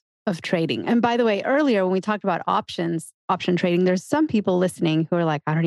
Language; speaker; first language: English; native; English